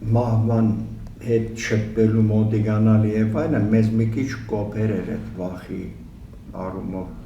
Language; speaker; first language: Armenian; early bilingual, heritage; Armenian